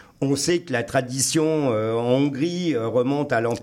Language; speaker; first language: French; native; French